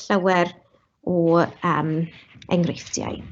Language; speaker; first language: Welsh; non-native, local second language; English